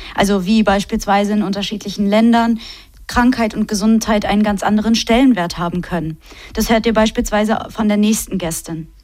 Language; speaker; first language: German; native; German